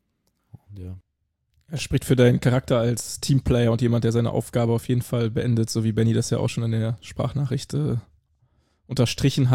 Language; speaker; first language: German; native; German